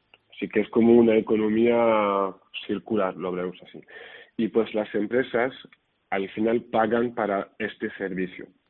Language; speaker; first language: Spanish; non-native, fluent; French